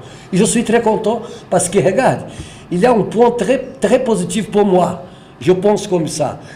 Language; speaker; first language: French; non-native, learner; Portuguese